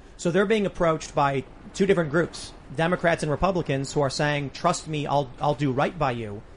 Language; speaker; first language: English; native; English